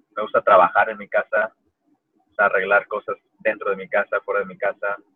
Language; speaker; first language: Spanish; early bilingual, heritage; Spanish